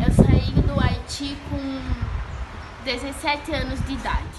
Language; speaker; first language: Portuguese; non-native, fluent; Haitian Creole